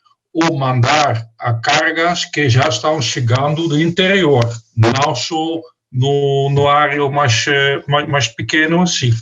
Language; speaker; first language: Portuguese; non-native, fluent; Dutch